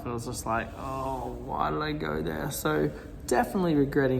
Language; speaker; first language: English; native; English